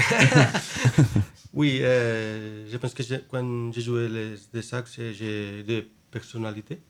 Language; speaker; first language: French; non-native, learner; Spanish